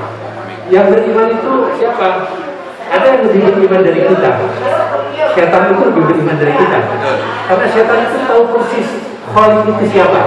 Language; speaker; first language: Indonesian; non-native, local second language; Sundanese